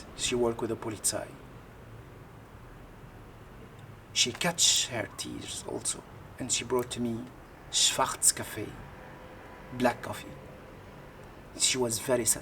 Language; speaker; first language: English; non-native, learner; Arabic